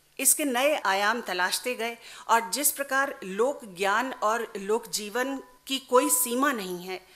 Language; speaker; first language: Hindi; native; Hindi